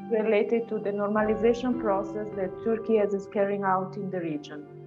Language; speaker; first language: English; non-native, fluent; Italian